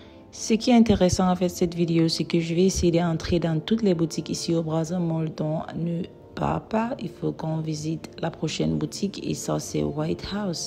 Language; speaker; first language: French; non-native, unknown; English